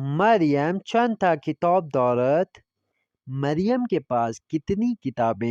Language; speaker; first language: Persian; non-native, fluent; Urdu